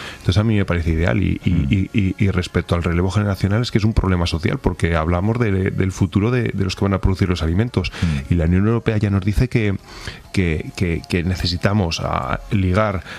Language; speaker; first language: Spanish; native; Spanish